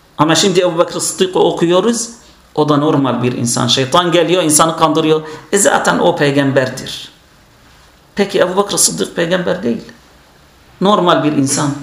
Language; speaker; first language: Turkish; non-native, fluent; Arabic